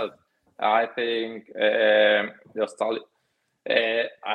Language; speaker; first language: English; non-native, fluent; Spanish